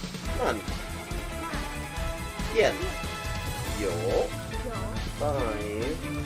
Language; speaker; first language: Danish; non-native, learner; German